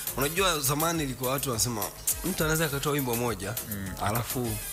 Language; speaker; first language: Swahili; native; Swahili